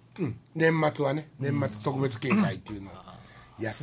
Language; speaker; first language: Japanese; native; Japanese